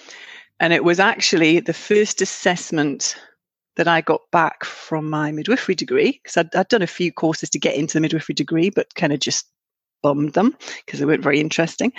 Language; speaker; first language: English; native; English